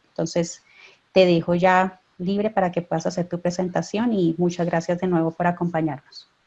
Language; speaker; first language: Spanish; native; Spanish